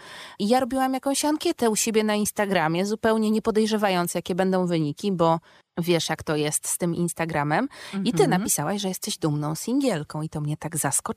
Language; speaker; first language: Polish; native; Polish